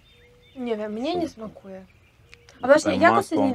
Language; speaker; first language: Polish; non-native, fluent; Russian